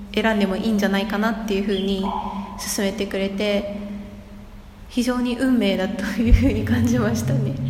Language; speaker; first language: Japanese; non-native, fluent; Chinese